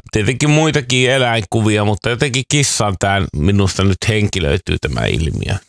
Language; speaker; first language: Finnish; native; Finnish